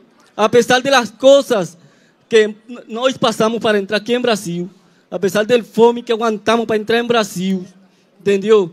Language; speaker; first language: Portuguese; non-native, learner; Spanish